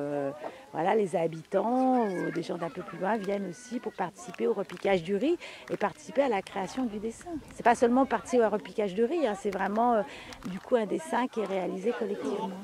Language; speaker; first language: French; native; French